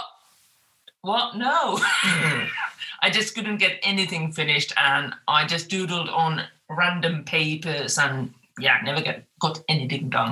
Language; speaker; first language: English; non-native, fluent; Finnish